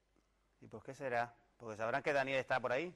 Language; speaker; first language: Spanish; native; Spanish